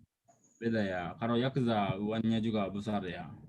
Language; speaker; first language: Indonesian; non-native, fluent; Japanese